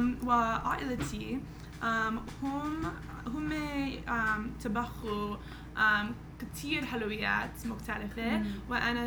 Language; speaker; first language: Arabic; non-native, learner; English